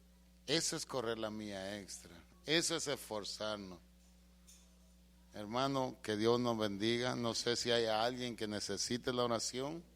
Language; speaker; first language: Spanish; native; Spanish